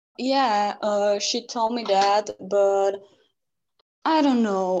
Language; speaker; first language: English; non-native, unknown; Czech